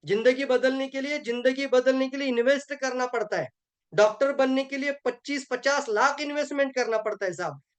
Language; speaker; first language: Hindi; non-native, local second language; Marathi